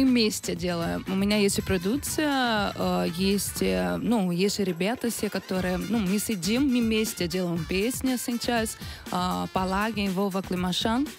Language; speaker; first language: Russian; non-native, learner; Portuguese